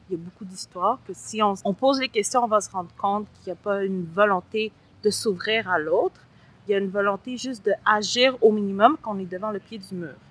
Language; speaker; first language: French; early bilingual, other home language; Spanish